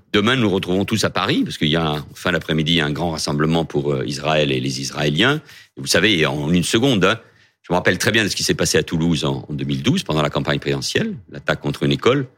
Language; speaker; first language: French; early bilingual, other home language; Catalan